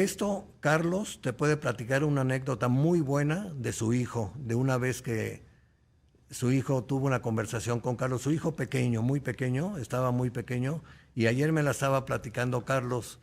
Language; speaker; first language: Spanish; native; Spanish